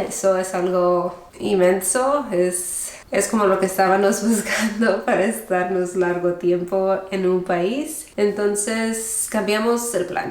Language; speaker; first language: Spanish; early bilingual, heritage; Spanish